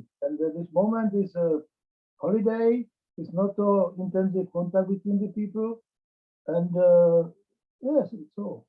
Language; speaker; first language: English; non-native, learner; Czech